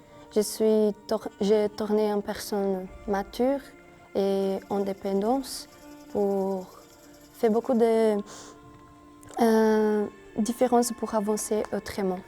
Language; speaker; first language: French; non-native, learner; Portuguese